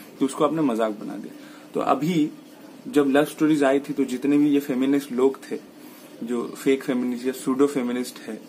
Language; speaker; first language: Hindi; non-native, local second language; Bangla